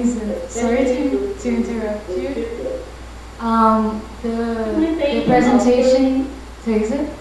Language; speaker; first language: English; non-native, learner; Portuguese